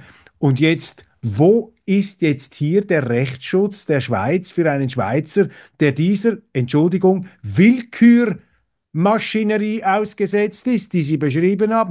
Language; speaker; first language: German; native; German